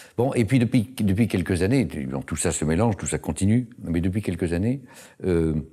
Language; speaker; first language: French; native; French